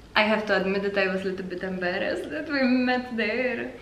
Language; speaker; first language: English; non-native, fluent; Czech